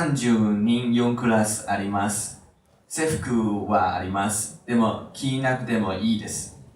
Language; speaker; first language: Japanese; non-native, learner; Chinese